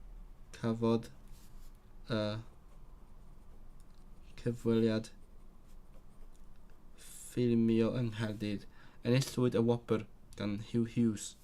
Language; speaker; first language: Welsh; non-native, learner; Cantonese